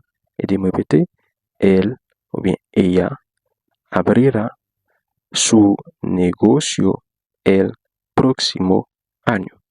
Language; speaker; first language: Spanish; non-native, fluent; Haitian Creole